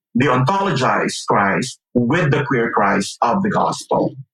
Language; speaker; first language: English; non-native, local second language; Filipino